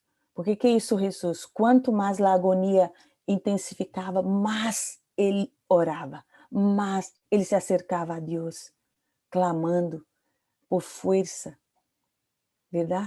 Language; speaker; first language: Portuguese; non-native, learner; Spanish